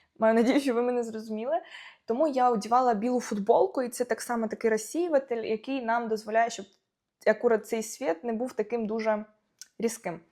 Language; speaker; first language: Ukrainian; non-native, local second language; Russian